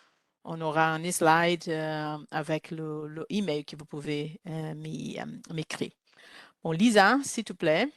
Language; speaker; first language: French; non-native, learner; Portuguese